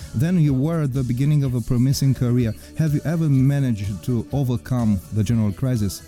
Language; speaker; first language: English; non-native, fluent; Romanian